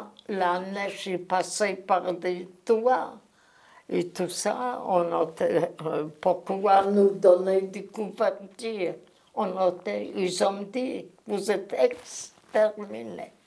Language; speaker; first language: French; non-native, learner; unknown